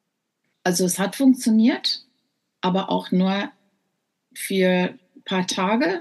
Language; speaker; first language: German; non-native, fluent; English